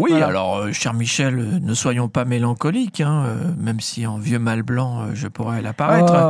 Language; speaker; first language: French; native; French